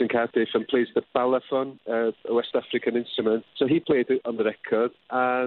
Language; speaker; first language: English; non-native, local second language; Welsh